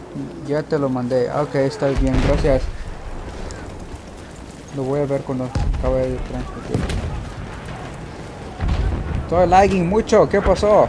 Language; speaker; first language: Spanish; early bilingual, heritage; Spanish